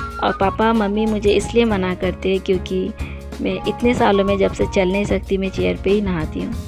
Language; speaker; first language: Hindi; non-native, local second language; Bangla